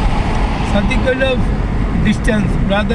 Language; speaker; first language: English; non-native, learner; Bangla